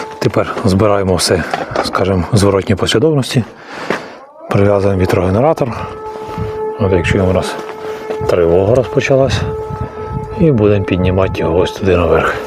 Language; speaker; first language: Ukrainian; native; Ukrainian